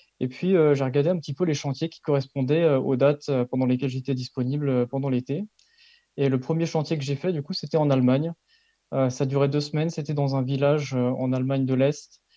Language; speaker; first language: French; native; French